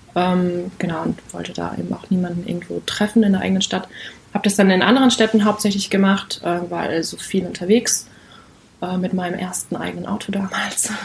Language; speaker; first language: German; native; German